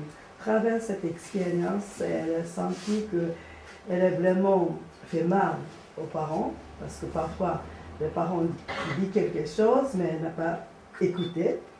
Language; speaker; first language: French; non-native, learner; Japanese